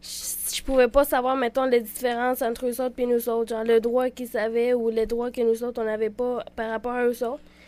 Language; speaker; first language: French; early bilingual, other home language; Spanish